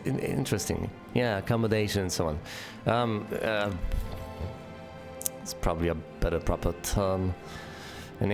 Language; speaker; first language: English; native; English